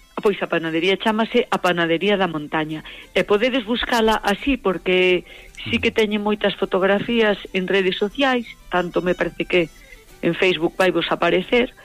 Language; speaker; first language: Galician; native; Galician